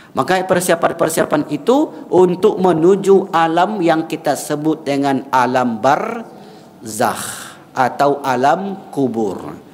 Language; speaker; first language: Malay; non-native, local second language; Minangkabau